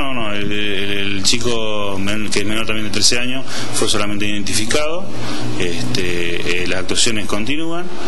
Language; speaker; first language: Spanish; native; Spanish